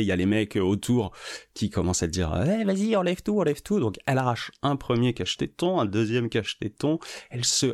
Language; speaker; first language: French; native; French